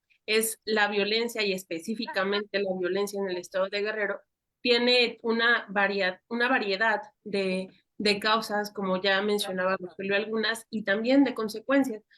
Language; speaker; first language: Spanish; native; Spanish